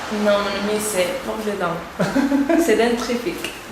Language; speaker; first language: French; non-native, learner; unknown